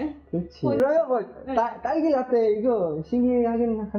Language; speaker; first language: Korean; non-native, fluent; Spanish